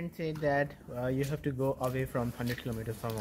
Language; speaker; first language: English; non-native, local second language; Hindi